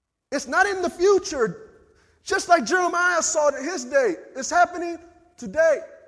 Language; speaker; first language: English; early bilingual, other home language; Spanish